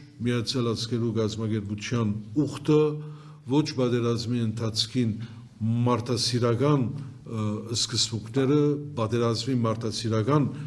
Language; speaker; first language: Armenian; early bilingual, heritage; Armenian